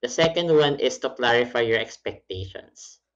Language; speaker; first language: English; non-native, local second language; Filipino